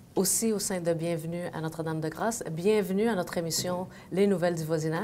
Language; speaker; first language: French; native; French